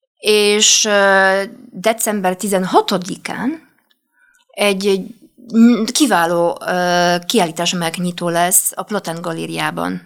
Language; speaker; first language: Hungarian; non-native, fluent; Polish